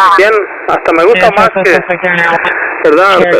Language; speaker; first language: Spanish; native; Spanish